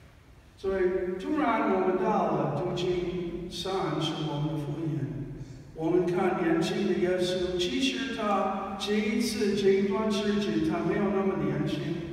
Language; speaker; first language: Chinese; non-native, fluent; English